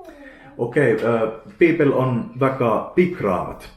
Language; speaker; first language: Estonian; non-native, learner; Finnish